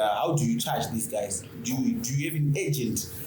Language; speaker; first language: English; non-native, local second language; Shona